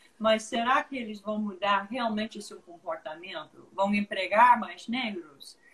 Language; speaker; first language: Portuguese; non-native, fluent; English